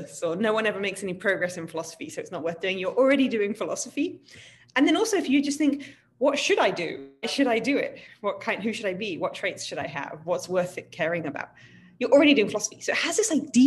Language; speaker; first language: English; native; English